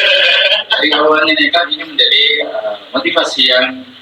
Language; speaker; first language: Indonesian; native; Indonesian